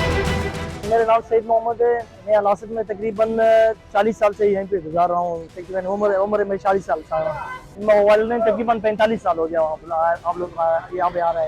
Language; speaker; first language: Hindi; non-native, local second language; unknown